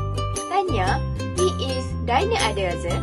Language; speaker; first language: German; non-native, learner; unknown